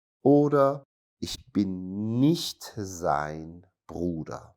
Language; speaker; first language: German; non-native, fluent; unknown